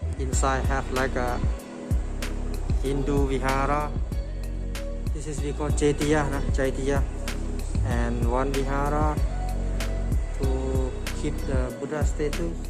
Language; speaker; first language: English; non-native, learner; Thai